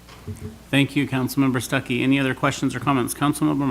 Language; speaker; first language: English; native; English